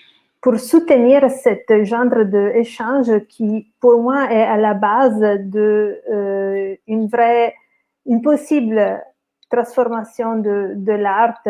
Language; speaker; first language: French; non-native, fluent; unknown